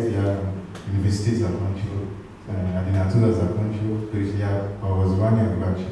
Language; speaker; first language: Russian; non-native, fluent; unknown